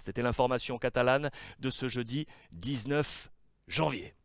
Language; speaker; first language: French; native; French